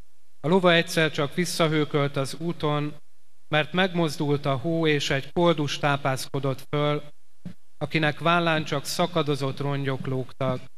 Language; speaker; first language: Hungarian; native; Hungarian